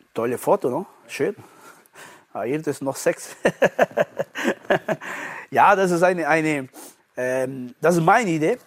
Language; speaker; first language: German; non-native, learner; Portuguese